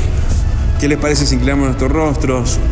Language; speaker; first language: Spanish; native; Spanish